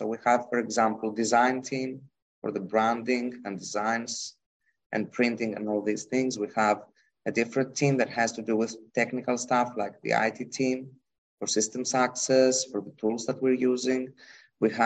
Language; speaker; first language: English; non-native, fluent; Greek